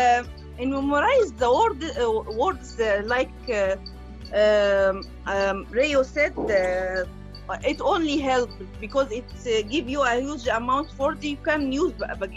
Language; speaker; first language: English; non-native, learner; Arabic